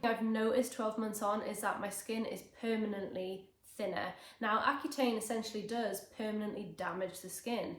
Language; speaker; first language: English; native; English